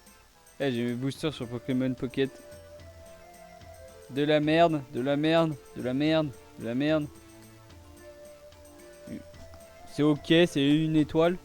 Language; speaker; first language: French; native; French